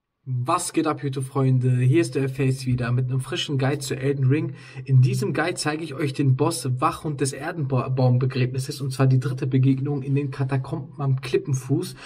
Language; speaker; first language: German; native; German